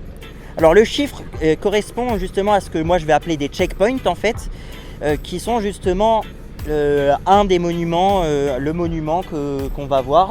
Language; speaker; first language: French; native; French